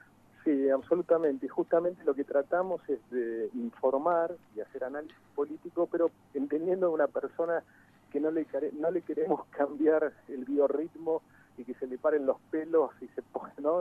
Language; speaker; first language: Spanish; native; Spanish